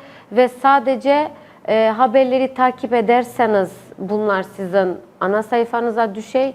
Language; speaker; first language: Turkish; non-native, local second language; Albanian